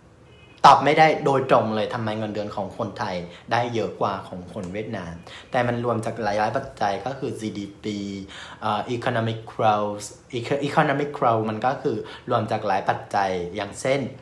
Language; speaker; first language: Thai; non-native, fluent; Vietnamese